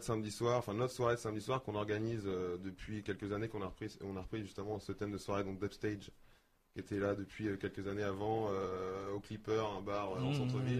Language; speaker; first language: French; native; French